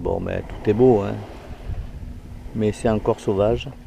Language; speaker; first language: French; native; French